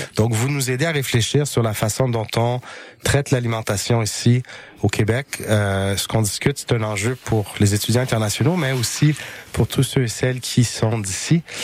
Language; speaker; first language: French; native; French